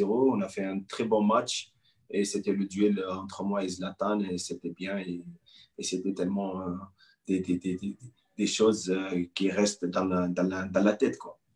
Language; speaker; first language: French; non-native, local second language; Arabic